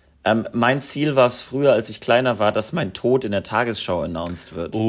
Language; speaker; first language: German; native; German